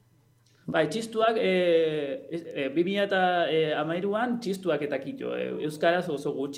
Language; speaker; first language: Basque; non-native, learner; Spanish